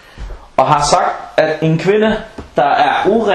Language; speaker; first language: Danish; non-native, local second language; Arabic